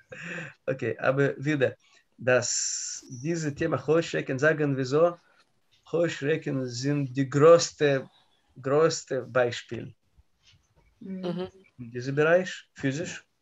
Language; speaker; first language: German; non-native, learner; Russian